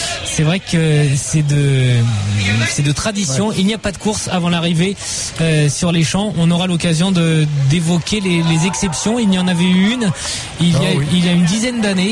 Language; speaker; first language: French; native; French